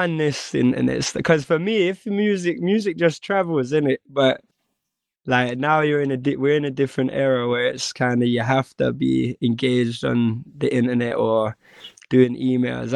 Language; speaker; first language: English; native; English